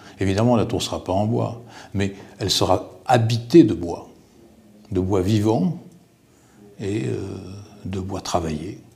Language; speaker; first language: French; native; French